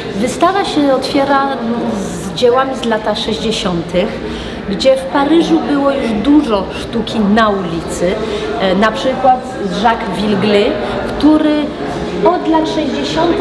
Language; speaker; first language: Polish; early bilingual, heritage; French